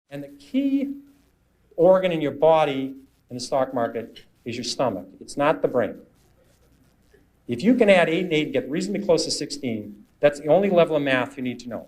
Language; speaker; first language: English; native; English